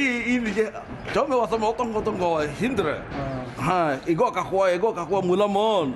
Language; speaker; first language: Korean; non-native, learner; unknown